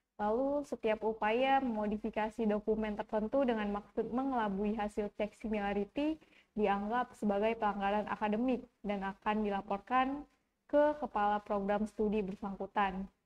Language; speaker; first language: Indonesian; native; Indonesian